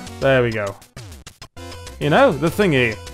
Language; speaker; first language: English; native; English